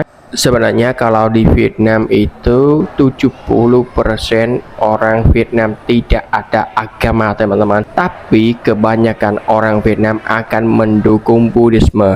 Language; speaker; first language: Indonesian; non-native, fluent; Vietnamese